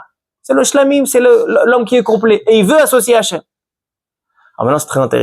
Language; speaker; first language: French; native; French